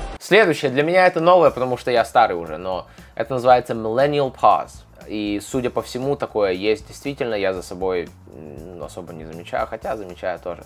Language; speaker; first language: Russian; native; Russian